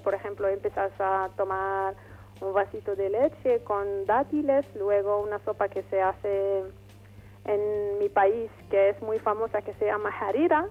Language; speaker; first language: Spanish; non-native, fluent; Arabic